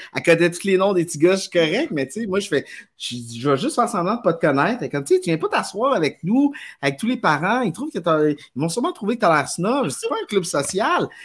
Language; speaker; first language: French; native; French